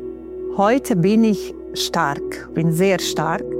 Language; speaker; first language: German; non-native, fluent; Bosnian